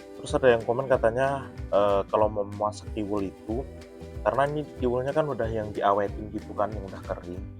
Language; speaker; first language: Indonesian; non-native, local second language; Javanese